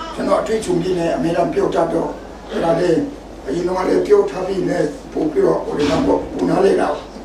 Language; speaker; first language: Burmese; non-native, local second language; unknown